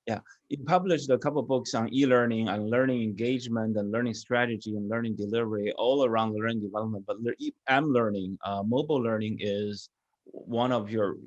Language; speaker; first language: English; non-native, fluent; Chinese